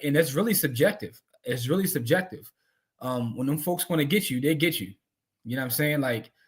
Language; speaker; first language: English; native; English